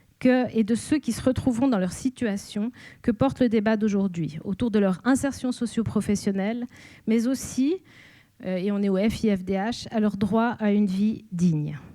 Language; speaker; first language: French; native; French